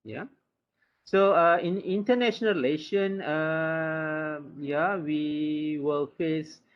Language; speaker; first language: English; non-native, local second language; Malay